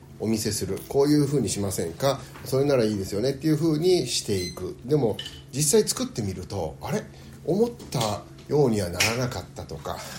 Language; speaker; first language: Japanese; early bilingual, heritage; Japanese